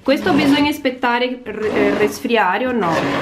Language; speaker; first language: Italian; non-native, learner; Portuguese